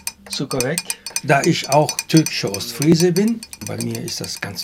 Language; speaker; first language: German; non-native, fluent; Turkish